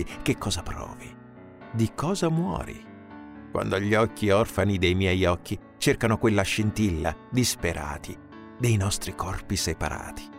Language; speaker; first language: Italian; native; Italian